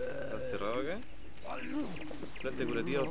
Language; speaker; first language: Spanish; native; Spanish